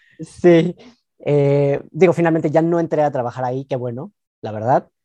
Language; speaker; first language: Spanish; native; Spanish